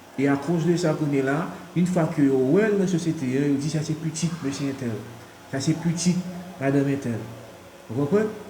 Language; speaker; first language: Haitian Creole; native; Haitian Creole